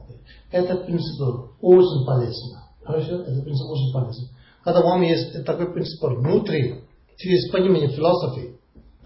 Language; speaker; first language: Russian; non-native, learner; Tibetan